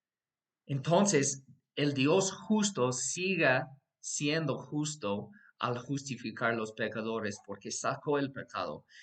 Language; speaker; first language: Spanish; non-native, fluent; English